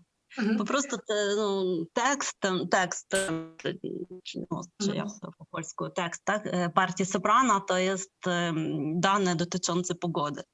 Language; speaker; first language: Polish; non-native, fluent; Ukrainian